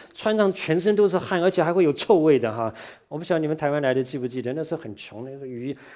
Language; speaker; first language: Chinese; native; Chinese